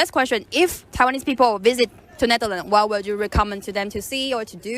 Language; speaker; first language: English; non-native, fluent; Chinese